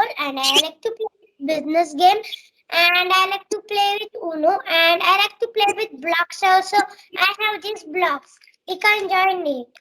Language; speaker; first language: English; non-native, learner; Marathi